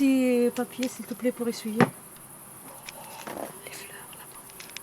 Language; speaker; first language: French; non-native, fluent; Arabic